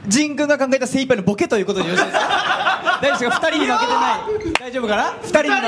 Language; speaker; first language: Japanese; native; Japanese